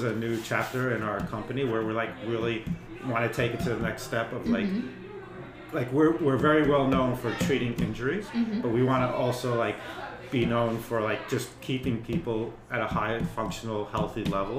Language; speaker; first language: English; native; English